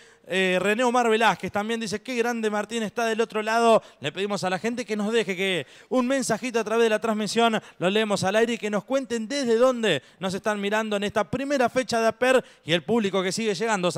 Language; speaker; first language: Spanish; native; Spanish